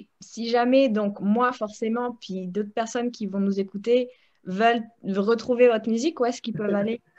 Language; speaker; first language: French; native; French